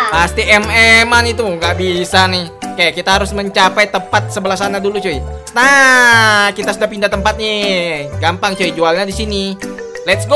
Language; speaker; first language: Indonesian; native; Indonesian